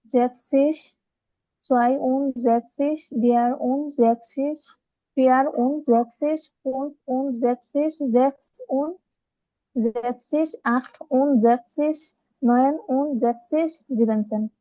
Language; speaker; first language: German; non-native, learner; Bangla